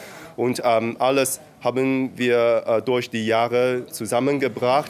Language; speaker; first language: German; non-native, fluent; Chinese